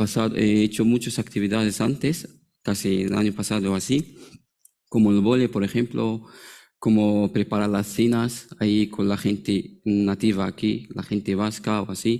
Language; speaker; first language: Spanish; non-native, learner; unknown